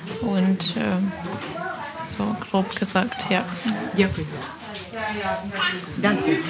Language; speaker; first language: German; non-native, learner; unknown